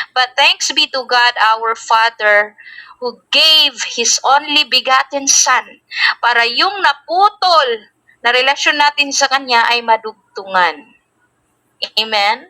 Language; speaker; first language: Filipino; native; Filipino